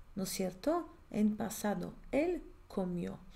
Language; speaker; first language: Spanish; non-native, fluent; Polish